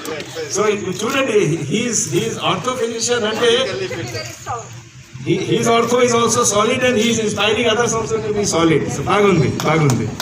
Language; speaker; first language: Telugu; non-native, fluent; Hindi